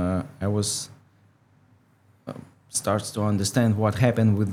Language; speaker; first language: English; non-native, learner; Russian